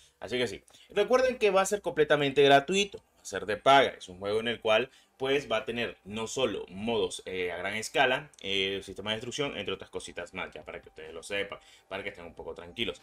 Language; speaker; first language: Spanish; native; Spanish